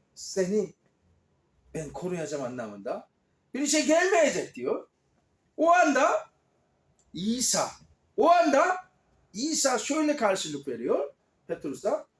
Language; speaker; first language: Turkish; non-native, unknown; Korean